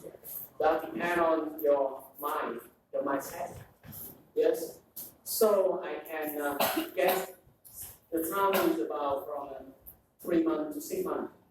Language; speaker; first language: English; non-native, fluent; Vietnamese